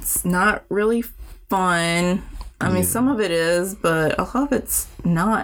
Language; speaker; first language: English; native; English